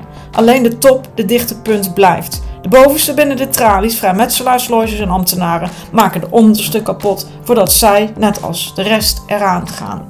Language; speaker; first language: Dutch; native; Dutch